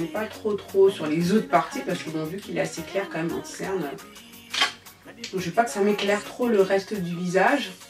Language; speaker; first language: French; native; French